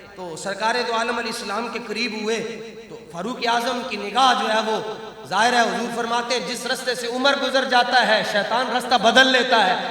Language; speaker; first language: Urdu; non-native, local second language; Punjabi